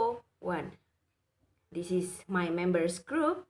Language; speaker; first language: English; non-native, learner; Indonesian